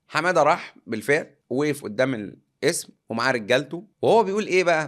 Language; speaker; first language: Arabic; native; Arabic